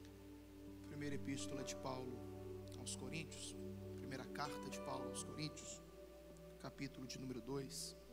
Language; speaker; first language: Portuguese; native; Portuguese